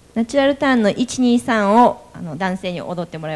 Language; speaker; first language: Japanese; native; Japanese